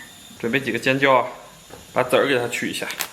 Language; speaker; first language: Chinese; native; Chinese